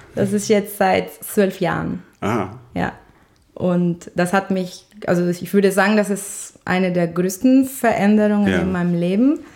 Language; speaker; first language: German; non-native, fluent; Spanish